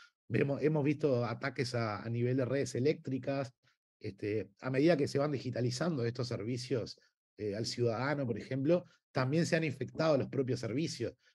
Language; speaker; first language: Spanish; native; Spanish